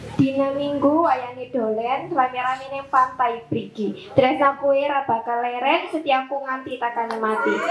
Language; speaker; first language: Indonesian; non-native, local second language; Javanese